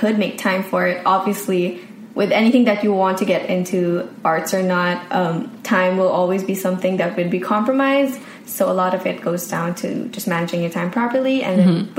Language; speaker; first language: English; non-native, local second language; Filipino